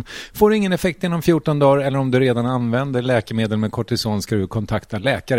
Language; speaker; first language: Swedish; native; Swedish